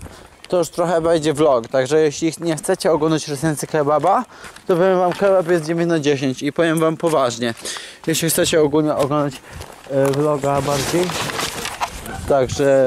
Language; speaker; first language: Polish; native; Polish